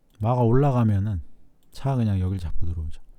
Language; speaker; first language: Korean; native; Korean